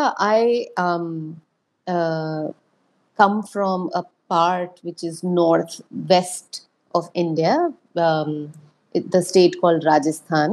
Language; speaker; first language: English; non-native, local second language; Hindi